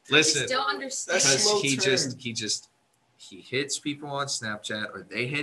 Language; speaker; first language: English; native; English